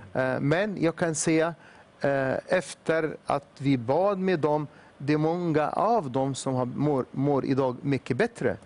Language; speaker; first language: Swedish; non-native, fluent; Arabic